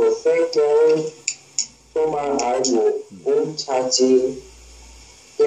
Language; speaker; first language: Portuguese; non-native, learner; Korean